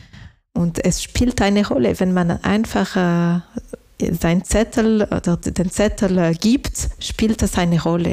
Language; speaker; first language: German; non-native, local second language; French